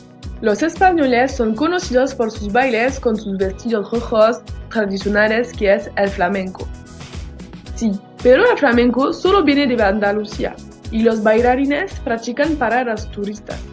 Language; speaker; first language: Spanish; non-native, learner; French